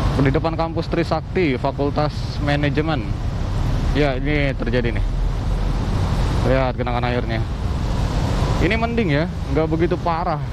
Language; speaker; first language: Indonesian; native; Indonesian